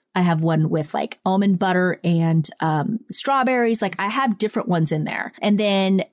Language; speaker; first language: English; early bilingual, other home language; Italian